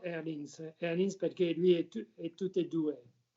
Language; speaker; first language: Italian; non-native, learner; French